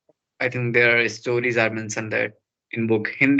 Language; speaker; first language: English; non-native, learner; Hindi